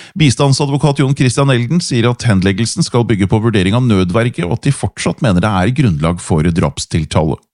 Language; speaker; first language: Norwegian; native; Norwegian